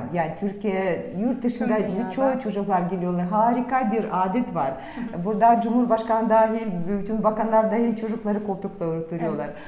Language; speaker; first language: Turkish; non-native, fluent; Russian